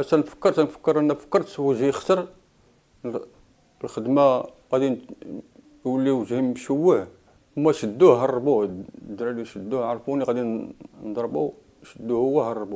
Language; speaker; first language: Arabic; native; Arabic